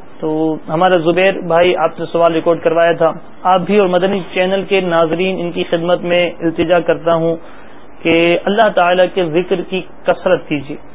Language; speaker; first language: Urdu; native; Urdu